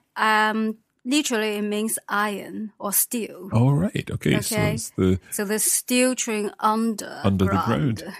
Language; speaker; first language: English; non-native, fluent; Chinese